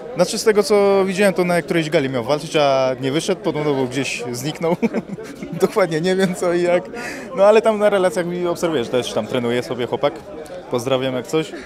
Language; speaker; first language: Polish; early bilingual, other home language; Armenian